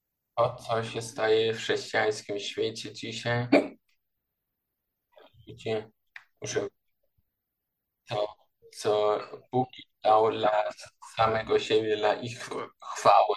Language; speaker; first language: Polish; non-native, learner; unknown